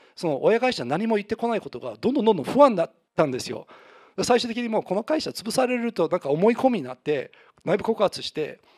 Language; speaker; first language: Japanese; non-native, fluent; English